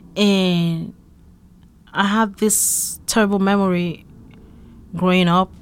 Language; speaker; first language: English; non-native, local second language; Yoruba